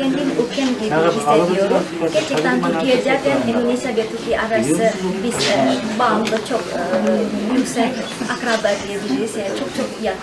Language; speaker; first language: Turkish; non-native, learner; Indonesian